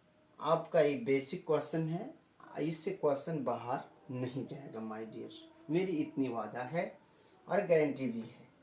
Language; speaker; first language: Hindi; native; Hindi